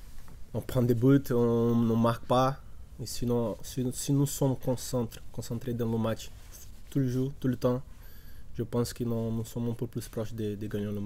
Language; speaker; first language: French; non-native, learner; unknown